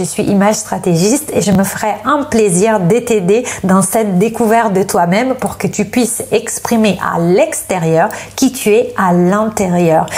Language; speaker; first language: French; non-native, fluent; Italian